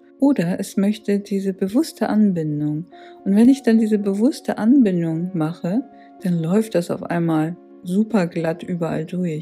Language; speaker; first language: German; native; German